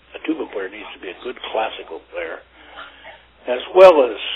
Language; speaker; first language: English; native; English